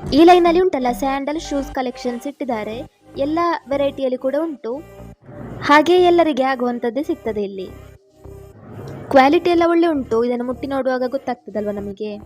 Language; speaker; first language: Kannada; native; Kannada